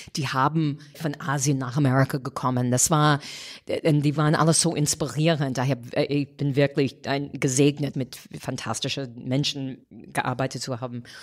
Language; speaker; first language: German; non-native, fluent; English